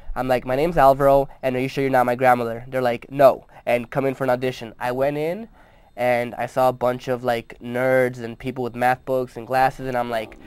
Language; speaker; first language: English; native; English